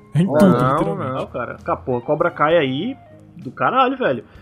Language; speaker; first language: Portuguese; native; Portuguese